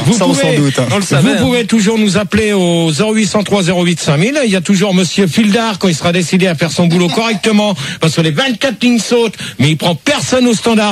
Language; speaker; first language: French; native; French